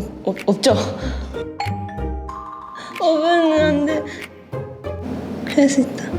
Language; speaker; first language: Korean; non-native, fluent; Japanese